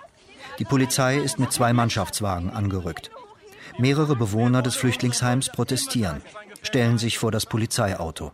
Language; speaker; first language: German; native; German